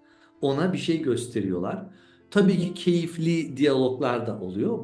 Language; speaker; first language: Turkish; native; Turkish